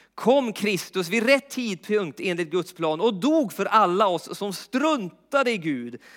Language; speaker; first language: Swedish; native; Swedish